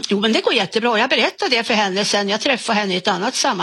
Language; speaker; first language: Swedish; native; Swedish